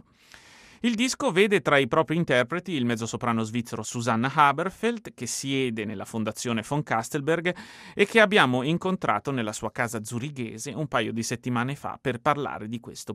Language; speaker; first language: Italian; native; Italian